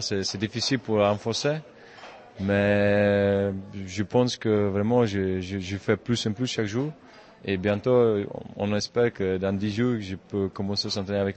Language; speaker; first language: French; non-native, fluent; Czech